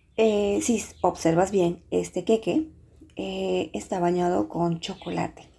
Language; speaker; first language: Spanish; native; Spanish